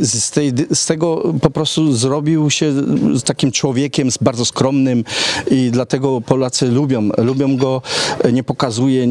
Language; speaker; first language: Polish; early bilingual, heritage; Polish